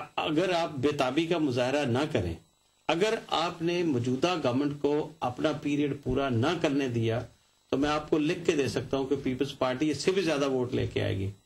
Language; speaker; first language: Urdu; non-native, local second language; Punjabi